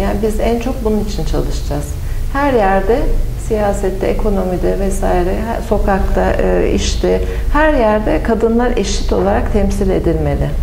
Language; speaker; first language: Turkish; native; Turkish